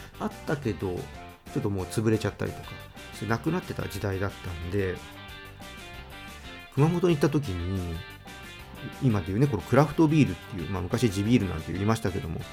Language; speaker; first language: Japanese; native; Japanese